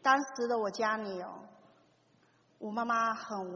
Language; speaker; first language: Chinese; native; Chinese